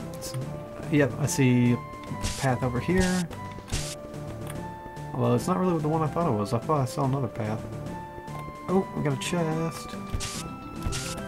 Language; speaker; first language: English; native; English